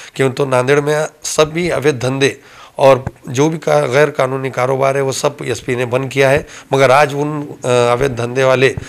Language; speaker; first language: Hindi; non-native, local second language; Urdu